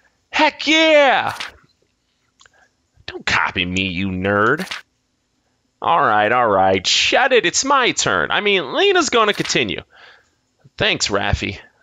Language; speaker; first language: English; native; English